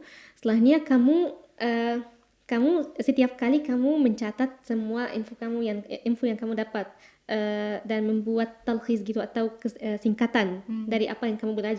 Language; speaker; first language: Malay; non-native, fluent; Arabic